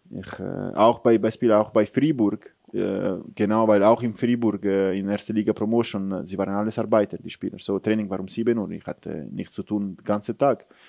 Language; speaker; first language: German; non-native, fluent; Italian